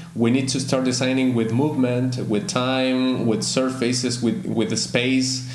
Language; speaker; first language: English; non-native, fluent; Spanish